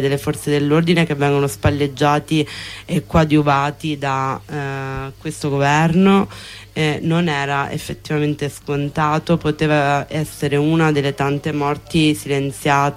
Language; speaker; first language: Italian; native; Italian